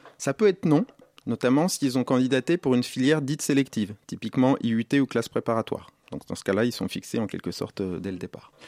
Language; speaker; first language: French; native; French